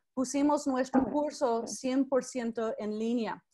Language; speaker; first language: Spanish; non-native, fluent; English